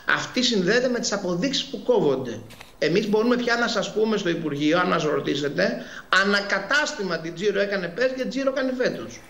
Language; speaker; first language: Greek; native; Greek